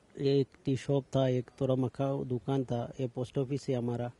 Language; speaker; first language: Hindi; non-native, local second language; Malayalam